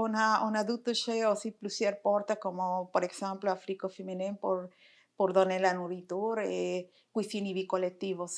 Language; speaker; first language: French; non-native, fluent; Spanish